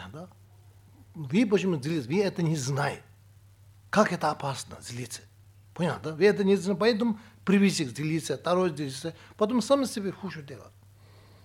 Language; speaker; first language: Russian; non-native, learner; Tibetan